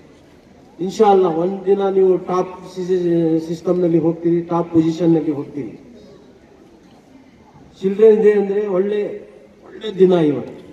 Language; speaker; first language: Kannada; non-native, local second language; Urdu